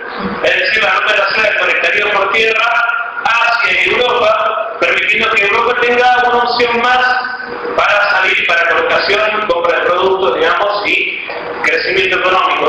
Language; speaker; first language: Spanish; native; Spanish